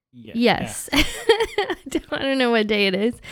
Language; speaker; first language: English; native; English